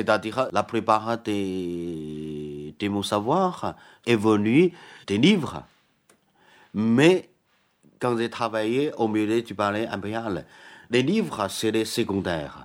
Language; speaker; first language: French; non-native, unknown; Chinese